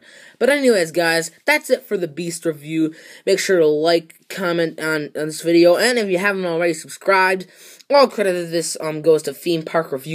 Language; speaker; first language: English; native; English